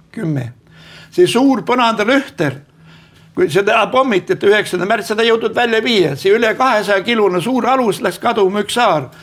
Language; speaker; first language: Estonian; native; Estonian